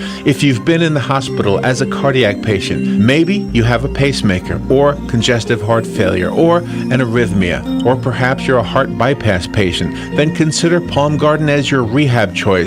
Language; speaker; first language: English; native; English